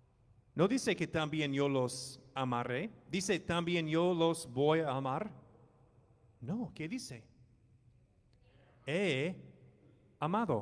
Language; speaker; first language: Spanish; non-native, fluent; English